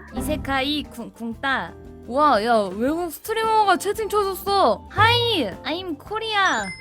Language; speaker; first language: Korean; native; Korean